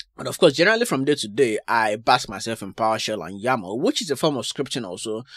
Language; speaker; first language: English; non-native, local second language; Yoruba